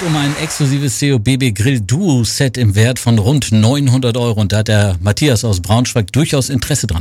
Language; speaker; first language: German; native; German